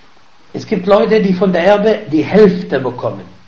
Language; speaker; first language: German; non-native, fluent; Arabic